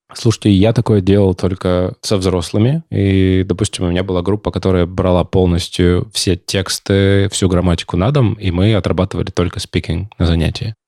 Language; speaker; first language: Russian; native; Russian